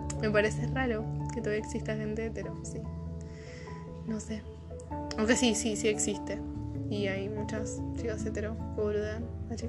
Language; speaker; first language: Spanish; native; Spanish